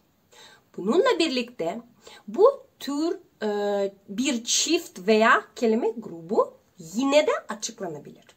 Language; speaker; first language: Turkish; non-native, learner; Russian